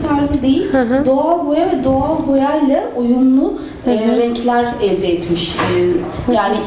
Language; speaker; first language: Turkish; native; Turkish